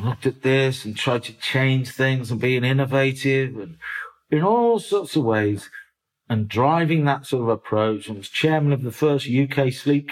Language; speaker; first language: English; native; English